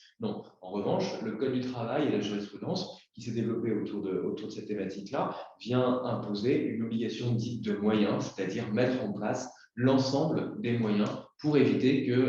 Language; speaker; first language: French; native; French